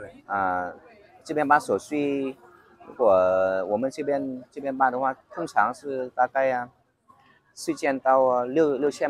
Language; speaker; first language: Chinese; non-native, fluent; Vietnamese